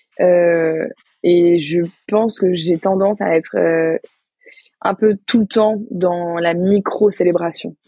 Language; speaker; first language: French; native; French